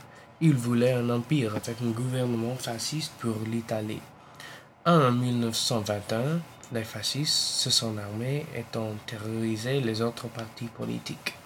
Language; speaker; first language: French; non-native, learner; English